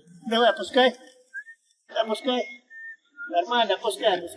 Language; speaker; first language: Russian; native; Russian